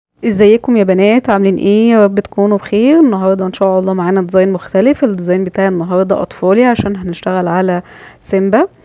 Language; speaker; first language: Arabic; native; Arabic